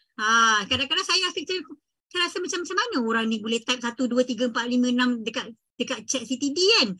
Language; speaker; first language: Malay; native; Malay